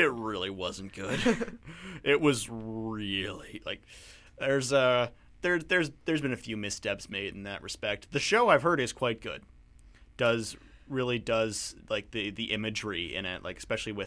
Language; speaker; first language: English; native; English